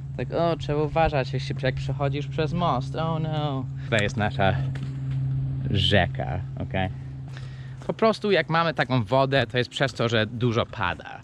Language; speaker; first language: Polish; non-native, fluent; English